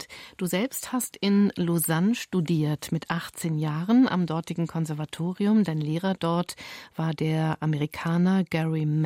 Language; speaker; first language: German; native; German